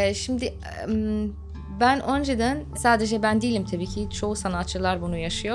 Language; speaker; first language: Turkish; non-native, fluent; Arabic